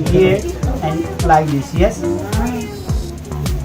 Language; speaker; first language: English; non-native, learner; Nepali